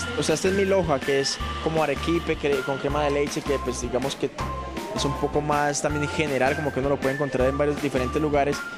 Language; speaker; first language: Spanish; native; Spanish